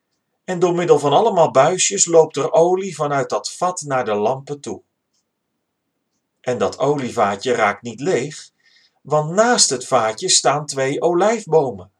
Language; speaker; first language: Dutch; native; Dutch